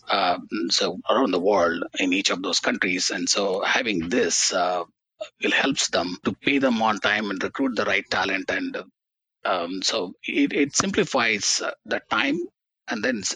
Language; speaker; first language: English; non-native, local second language; Tamil